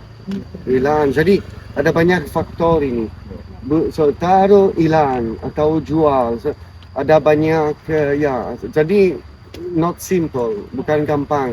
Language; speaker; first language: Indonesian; non-native, fluent; Italian